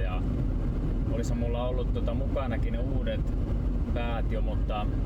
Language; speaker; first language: Finnish; native; Finnish